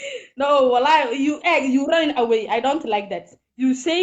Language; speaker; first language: English; non-native, learner; Somali